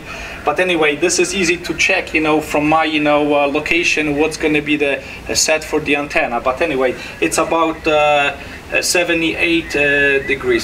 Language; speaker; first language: English; non-native, fluent; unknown